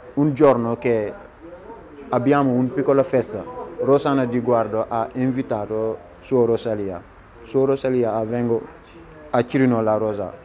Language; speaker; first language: Italian; non-native, learner; Wolof